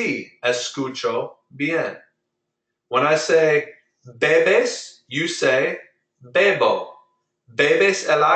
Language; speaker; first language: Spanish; non-native, fluent; English